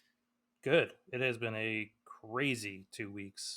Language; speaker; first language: English; native; English